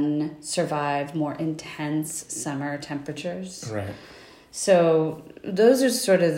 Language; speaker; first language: English; native; English